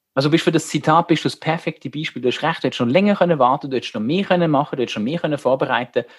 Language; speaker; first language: German; native; German